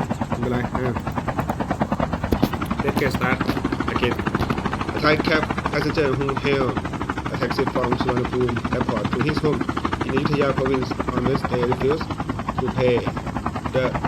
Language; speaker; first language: English; non-native, learner; Thai